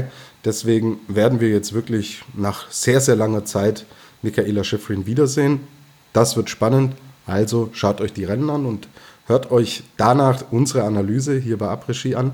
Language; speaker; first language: German; native; German